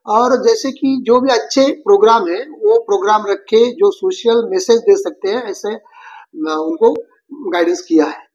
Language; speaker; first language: Hindi; non-native, local second language; Marathi